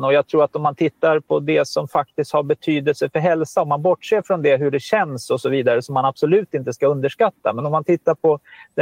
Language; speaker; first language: Swedish; native; Swedish